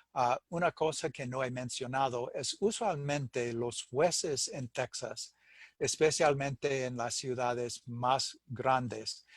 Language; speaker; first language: Spanish; non-native, fluent; English